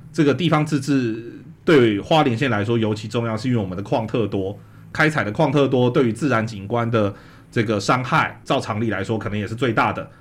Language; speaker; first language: Chinese; native; Chinese